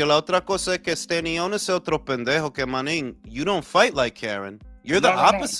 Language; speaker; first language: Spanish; early bilingual, heritage; Spanish